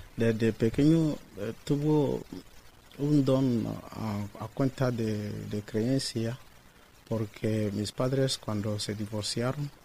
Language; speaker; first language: Spanish; non-native, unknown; Akan